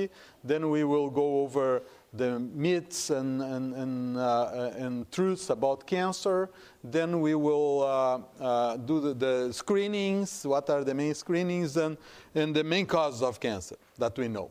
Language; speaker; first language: English; non-native, fluent; Portuguese